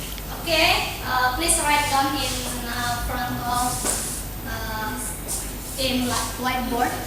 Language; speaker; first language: English; non-native, learner; Indonesian